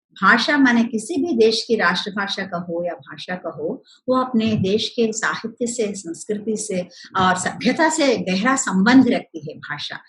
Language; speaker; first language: Hindi; non-native, local second language; Telugu